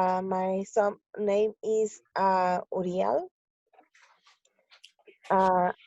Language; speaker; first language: English; non-native, learner; Spanish